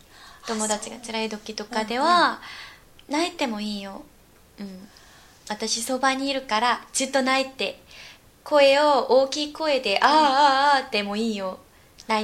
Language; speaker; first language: Japanese; non-native, fluent; Korean